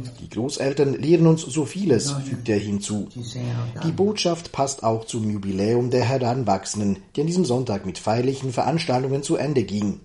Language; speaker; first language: German; native; German